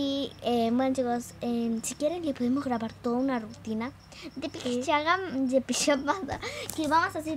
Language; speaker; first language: Spanish; native; Spanish